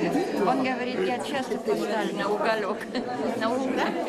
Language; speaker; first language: Russian; non-native, learner; French